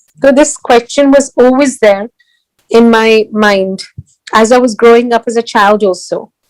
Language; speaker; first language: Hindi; early bilingual, heritage; Hindi